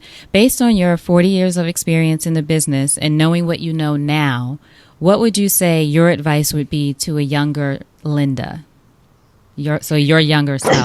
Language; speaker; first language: English; native; English